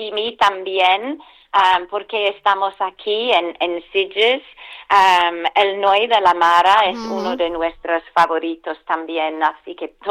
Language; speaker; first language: Spanish; non-native, fluent; English